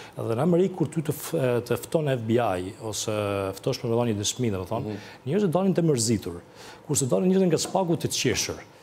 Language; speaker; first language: Albanian; early bilingual, heritage; Albanian